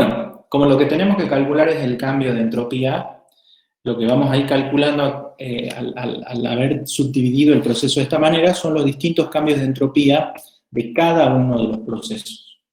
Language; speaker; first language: Spanish; native; Spanish